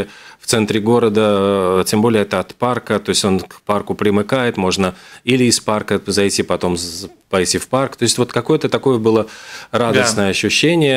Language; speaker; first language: Russian; native; Russian